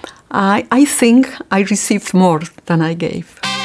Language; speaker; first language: English; non-native, fluent; Spanish